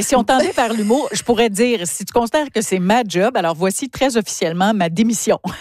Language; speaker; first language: French; native; French